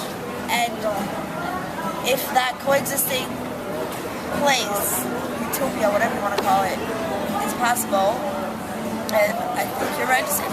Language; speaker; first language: English; non-native, fluent; Hebrew